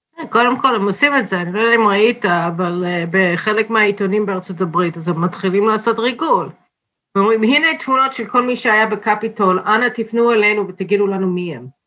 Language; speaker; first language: Hebrew; non-native, fluent; English